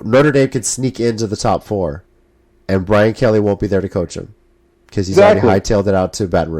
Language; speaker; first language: English; native; English